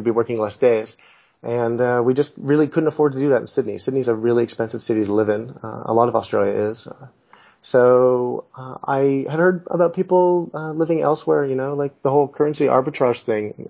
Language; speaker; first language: English; native; English